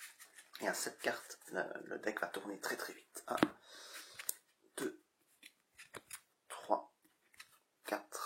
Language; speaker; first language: French; native; French